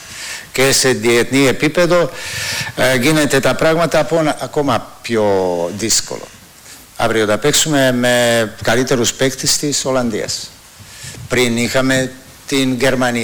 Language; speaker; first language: Greek; non-native, fluent; Serbian